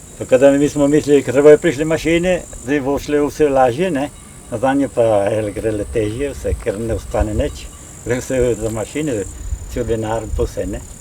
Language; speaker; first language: Slovenian; native; Slovenian